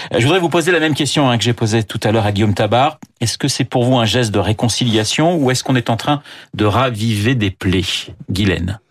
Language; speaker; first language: French; native; French